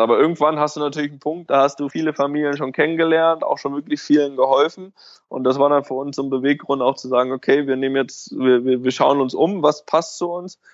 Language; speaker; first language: German; native; German